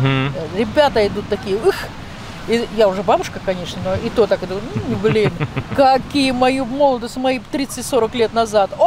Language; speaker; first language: Russian; native; Russian